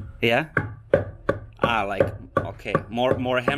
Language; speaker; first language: English; non-native, fluent; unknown